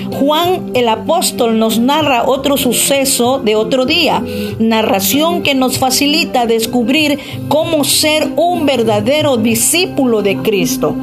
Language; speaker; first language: Spanish; native; Spanish